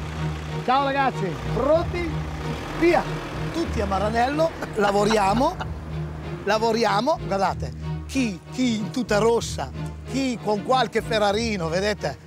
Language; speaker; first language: Italian; native; Italian